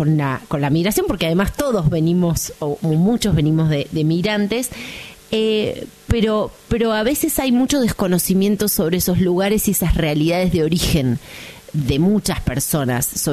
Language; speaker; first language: Spanish; native; Spanish